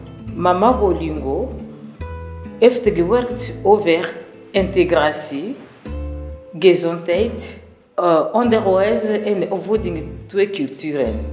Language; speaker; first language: Dutch; non-native, learner; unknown